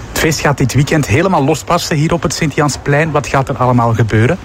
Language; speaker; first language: Dutch; native; Dutch